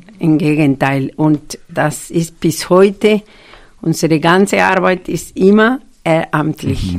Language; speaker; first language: German; non-native, fluent; Spanish